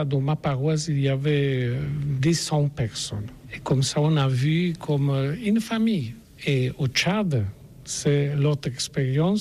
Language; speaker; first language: French; non-native, learner; Polish